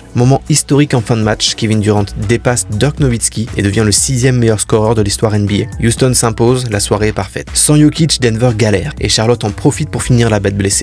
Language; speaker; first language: French; native; French